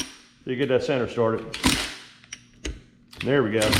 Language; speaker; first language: English; native; English